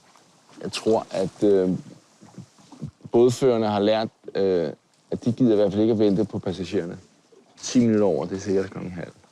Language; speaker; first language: Danish; native; Danish